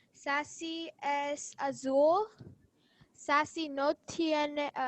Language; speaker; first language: Spanish; non-native, learner; English